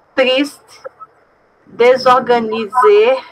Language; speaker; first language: French; non-native, learner; Portuguese